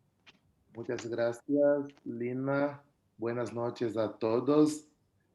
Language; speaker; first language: Spanish; non-native, fluent; Portuguese